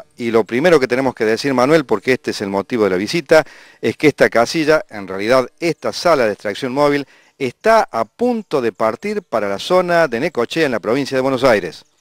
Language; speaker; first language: Spanish; native; Spanish